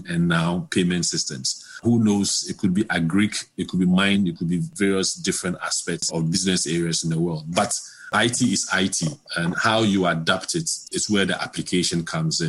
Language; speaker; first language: English; non-native, local second language; Akan